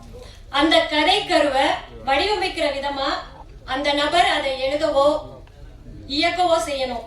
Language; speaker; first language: Tamil; native; Tamil